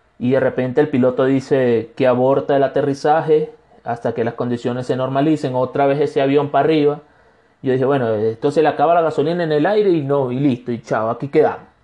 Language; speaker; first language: Spanish; native; Spanish